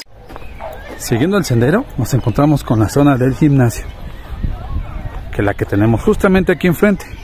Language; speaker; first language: Spanish; native; Spanish